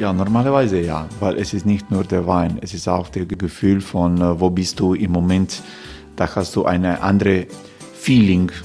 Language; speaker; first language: German; non-native, fluent; Croatian